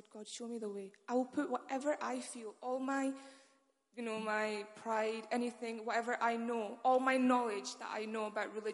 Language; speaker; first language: English; non-native, local second language; Urdu